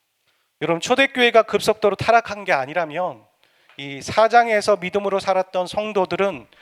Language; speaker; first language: Korean; native; Korean